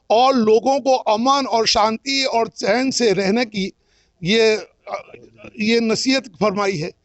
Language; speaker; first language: Hindi; non-native, local second language; Gujarati